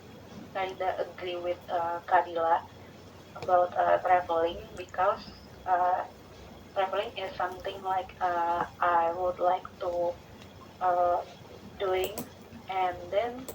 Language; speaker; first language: English; non-native, learner; Indonesian